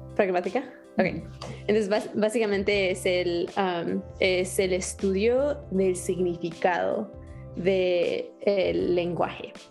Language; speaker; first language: Spanish; early bilingual, heritage; Spanish